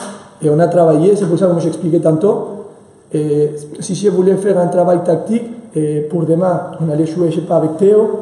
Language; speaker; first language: French; non-native, fluent; Spanish